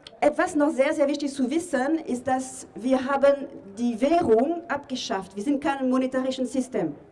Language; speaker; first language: German; non-native, fluent; French